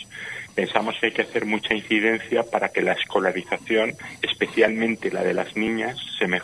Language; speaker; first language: Spanish; native; Spanish